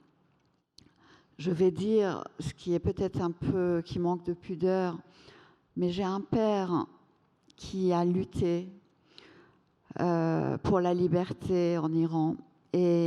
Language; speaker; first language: French; non-native, fluent; Persian